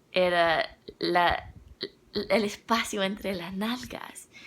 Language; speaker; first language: Spanish; non-native, learner; English